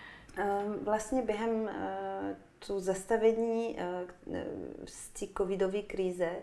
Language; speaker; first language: Czech; non-native, fluent; French